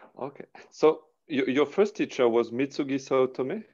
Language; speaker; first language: English; non-native, learner; French